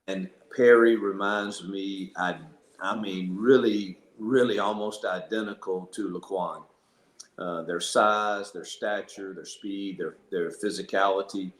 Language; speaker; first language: English; native; English